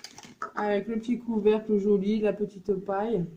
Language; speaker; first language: French; native; French